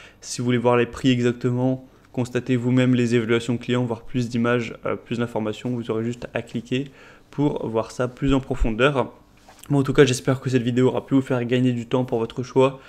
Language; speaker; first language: French; native; French